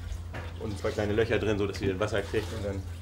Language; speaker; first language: German; native; German